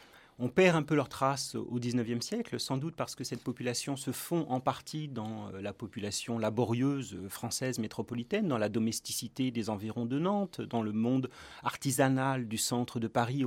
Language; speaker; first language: French; native; French